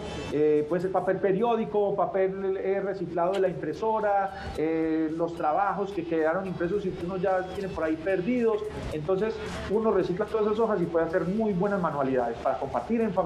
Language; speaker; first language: Spanish; native; Spanish